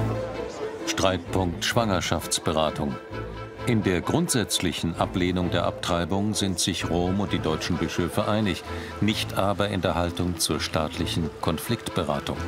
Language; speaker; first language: German; native; German